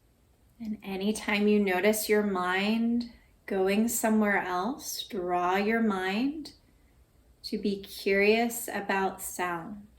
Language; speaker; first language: English; native; English